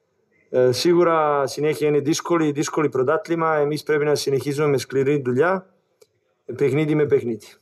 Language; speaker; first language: Greek; non-native, learner; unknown